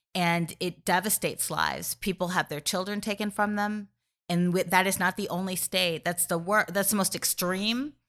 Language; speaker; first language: English; native; English